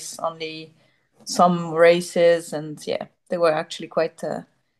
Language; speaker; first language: English; non-native, fluent; French